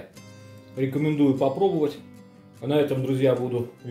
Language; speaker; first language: Russian; native; Russian